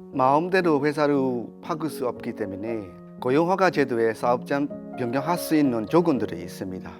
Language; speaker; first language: Korean; non-native, fluent; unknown